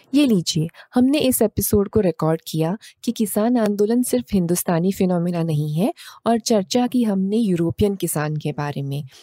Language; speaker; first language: Hindi; native; Hindi